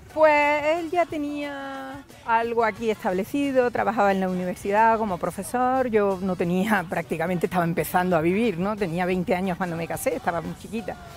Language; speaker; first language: Spanish; native; Spanish